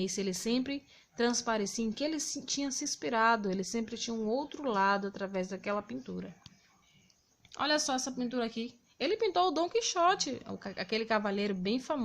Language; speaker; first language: Portuguese; native; Portuguese